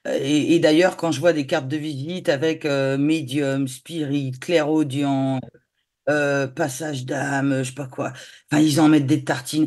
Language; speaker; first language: French; native; French